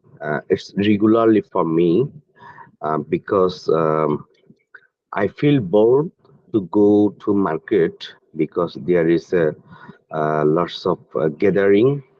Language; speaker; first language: English; non-native, learner; Bangla